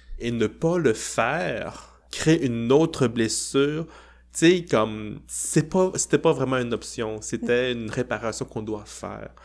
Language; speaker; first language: French; early bilingual, other home language; Cantonese